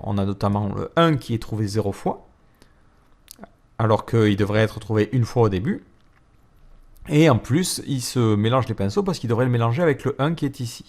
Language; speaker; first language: French; native; French